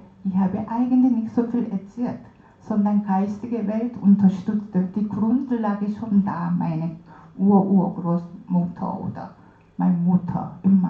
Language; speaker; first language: German; non-native, learner; Korean